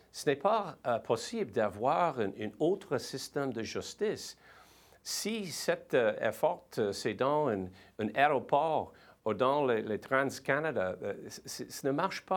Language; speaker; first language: French; non-native, learner; English